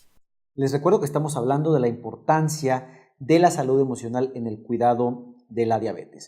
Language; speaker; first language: Spanish; native; Spanish